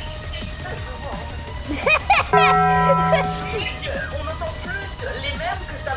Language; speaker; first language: French; native; French